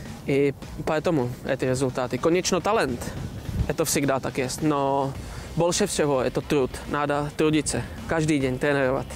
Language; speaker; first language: Russian; non-native, learner; Czech